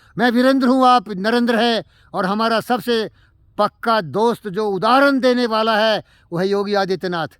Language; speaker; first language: Hindi; native; Hindi